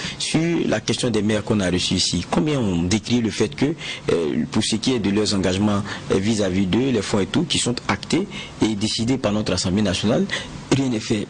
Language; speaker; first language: French; native; French